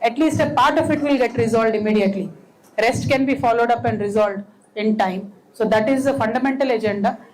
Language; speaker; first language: English; non-native, local second language; Telugu